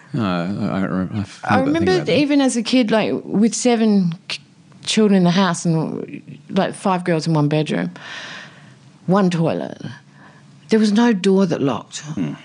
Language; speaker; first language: English; native; English